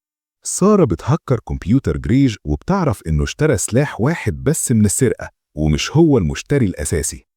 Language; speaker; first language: Arabic; native; Arabic